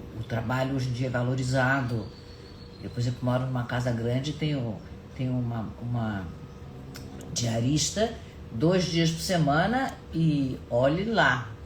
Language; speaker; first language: Portuguese; non-native, fluent; German